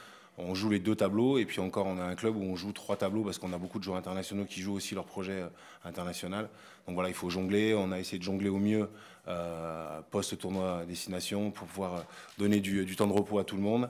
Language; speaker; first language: French; native; French